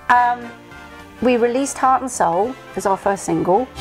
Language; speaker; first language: English; native; English